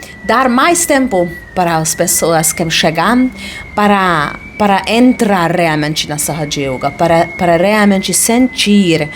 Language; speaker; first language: Portuguese; non-native, fluent; Hungarian